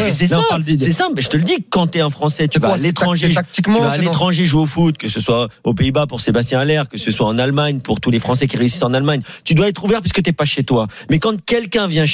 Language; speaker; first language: French; native; French